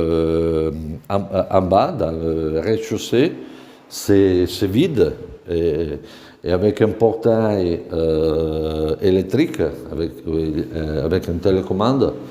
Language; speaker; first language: French; non-native, fluent; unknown